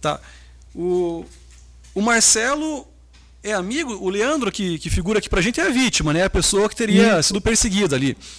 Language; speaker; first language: Portuguese; native; Portuguese